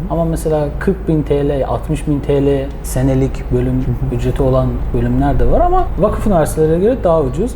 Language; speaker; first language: Turkish; non-native, fluent; Persian